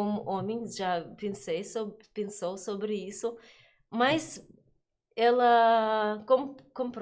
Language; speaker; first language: Portuguese; non-native, learner; Russian